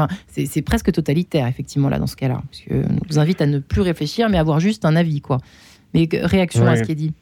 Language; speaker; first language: French; native; French